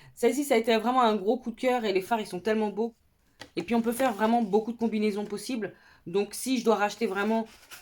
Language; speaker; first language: French; native; French